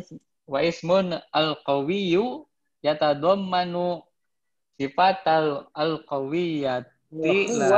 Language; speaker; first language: Arabic; non-native, learner; Indonesian